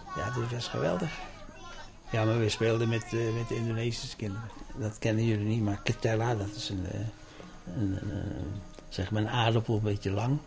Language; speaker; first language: Dutch; early bilingual, other home language; Indonesian